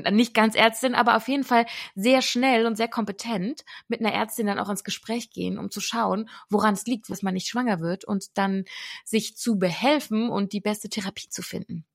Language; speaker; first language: German; native; German